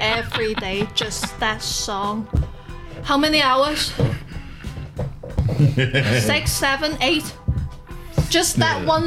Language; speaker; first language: English; non-native, local second language; Cantonese